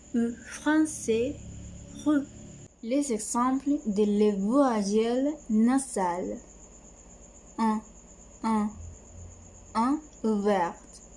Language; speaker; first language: French; non-native, learner; Spanish